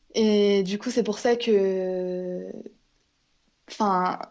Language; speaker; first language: French; native; French